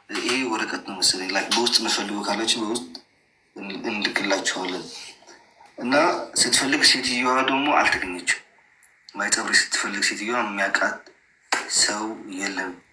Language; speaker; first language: Amharic; non-native, local second language; Tigrinya